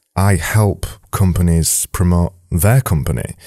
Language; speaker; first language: English; native; English